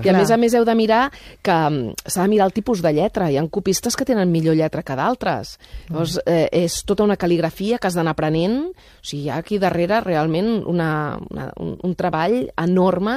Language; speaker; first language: Catalan; native; Catalan